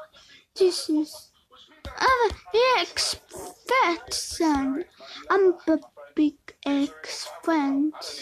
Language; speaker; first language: English; non-native, learner; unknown